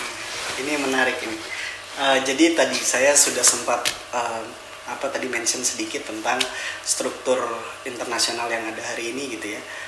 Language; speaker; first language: Indonesian; native; Indonesian